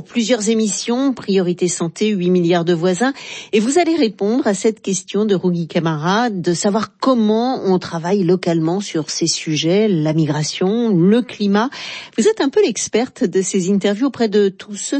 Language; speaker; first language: French; native; French